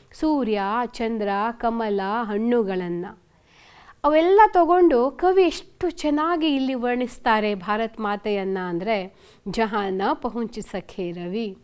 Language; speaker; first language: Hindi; non-native, local second language; Kannada